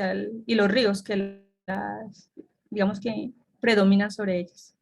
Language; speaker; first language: Spanish; native; Spanish